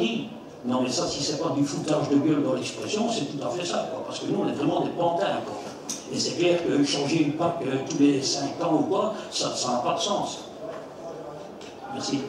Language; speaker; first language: French; native; French